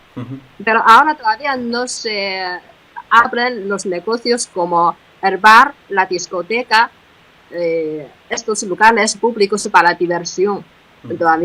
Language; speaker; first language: Spanish; non-native, fluent; Chinese